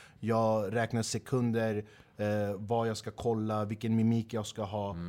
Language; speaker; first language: Swedish; early bilingual, other home language; Kurdish